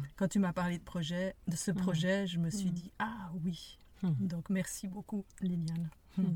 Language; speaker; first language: French; native; French